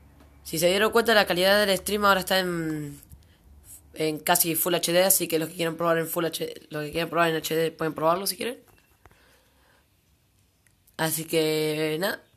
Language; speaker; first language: Spanish; native; Spanish